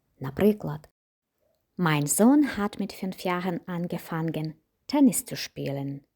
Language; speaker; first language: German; non-native, fluent; Ukrainian